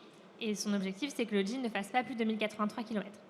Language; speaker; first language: French; native; French